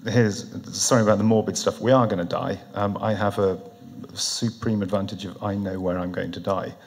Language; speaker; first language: English; native; English